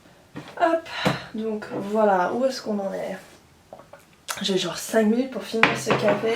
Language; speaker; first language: French; non-native, fluent; English